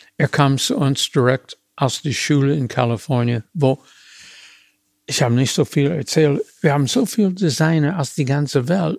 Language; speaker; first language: German; non-native, fluent; English